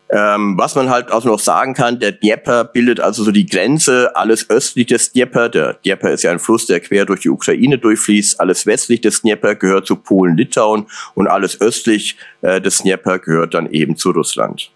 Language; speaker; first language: German; native; German